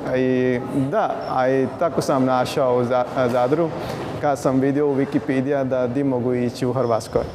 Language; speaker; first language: Croatian; non-native, learner; Punjabi